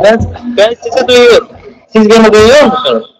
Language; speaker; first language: Turkish; non-native, fluent; Russian